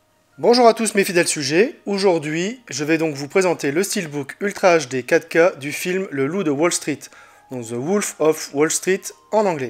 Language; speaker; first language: French; native; French